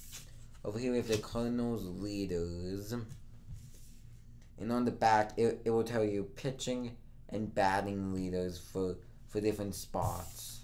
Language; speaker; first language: English; native; English